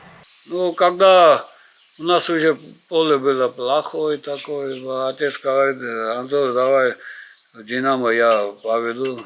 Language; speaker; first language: Russian; non-native, learner; Georgian